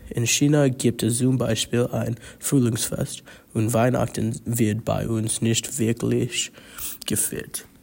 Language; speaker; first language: German; non-native, learner; Chinese